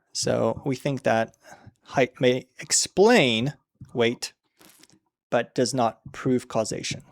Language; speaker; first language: English; native; English